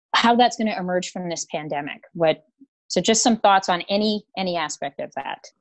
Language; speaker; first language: English; native; English